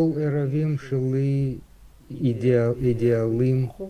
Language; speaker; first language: Hebrew; non-native, learner; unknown